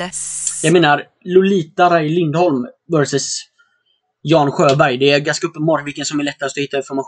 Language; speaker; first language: Swedish; native; Swedish